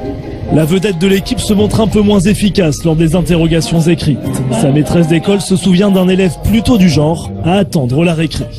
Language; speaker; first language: French; native; French